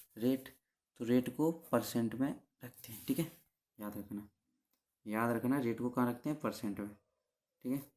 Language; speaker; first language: Hindi; native; Hindi